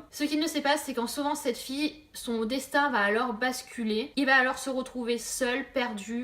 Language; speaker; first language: French; native; French